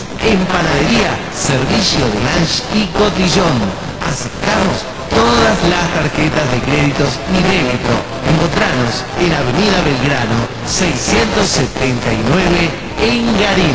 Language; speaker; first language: Spanish; native; Spanish